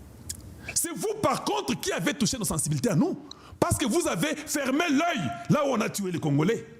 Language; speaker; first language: French; non-native, local second language; Lingala